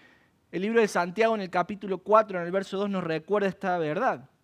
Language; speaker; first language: Spanish; native; Spanish